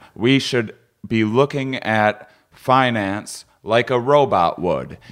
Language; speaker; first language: English; native; English